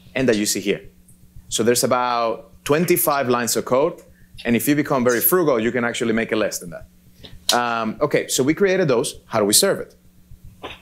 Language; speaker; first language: English; non-native, fluent; Spanish